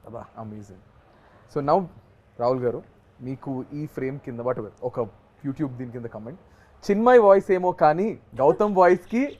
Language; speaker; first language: Telugu; native; Telugu